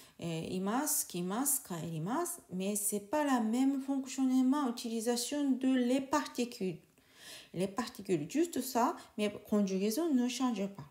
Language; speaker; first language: French; non-native, learner; Japanese